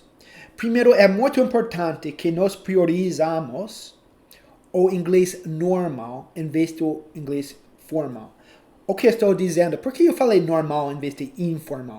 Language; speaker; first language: Portuguese; non-native, fluent; English